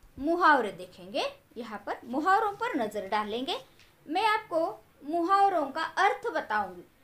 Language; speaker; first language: Hindi; non-native, local second language; Marathi